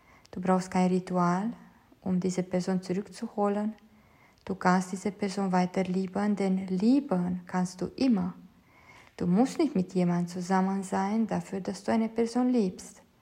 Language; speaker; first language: German; non-native, fluent; Romanian